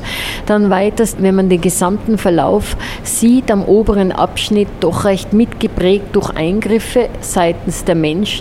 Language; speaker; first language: German; native; German